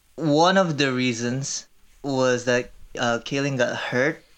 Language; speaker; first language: English; early bilingual, other home language; Korean